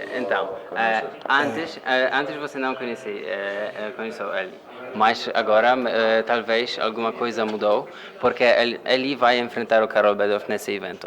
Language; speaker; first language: Portuguese; non-native, fluent; Polish